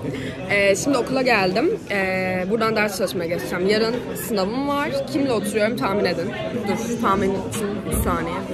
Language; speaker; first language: Turkish; native; Turkish